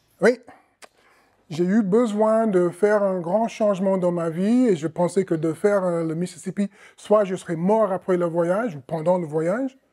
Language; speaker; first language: French; non-native, fluent; English